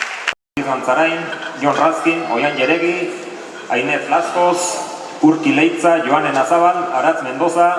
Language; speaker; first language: Basque; native; Basque